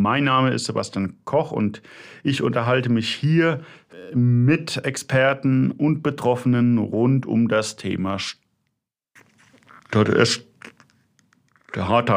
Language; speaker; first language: German; native; German